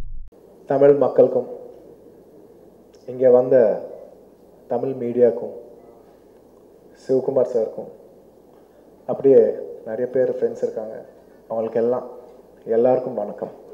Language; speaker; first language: Tamil; non-native, local second language; Telugu